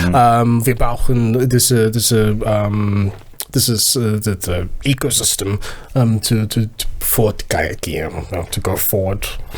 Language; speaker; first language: German; non-native, learner; Zulu